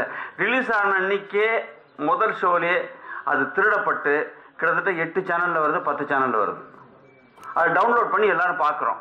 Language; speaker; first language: Tamil; native; Tamil